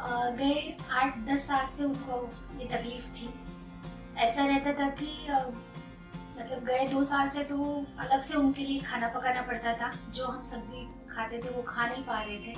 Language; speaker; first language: Hindi; non-native, local second language; Marathi